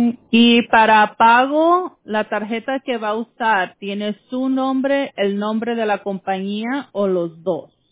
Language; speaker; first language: Spanish; early bilingual, heritage; Spanish